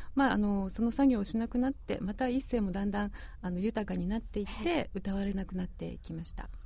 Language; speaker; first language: Japanese; native; Japanese